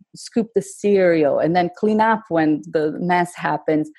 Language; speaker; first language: English; non-native, fluent; Portuguese